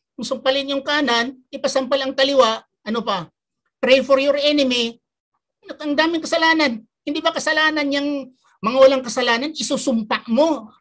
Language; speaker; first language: Filipino; native; Filipino